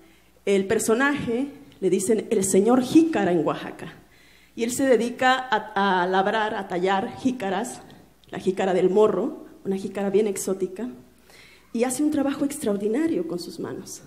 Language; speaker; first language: Spanish; native; Spanish